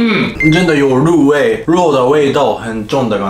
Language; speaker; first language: Chinese; non-native, learner; Japanese